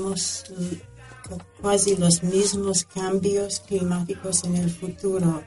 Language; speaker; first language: Spanish; non-native, fluent; English